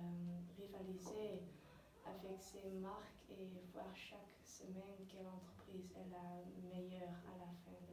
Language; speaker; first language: French; non-native, learner; Dutch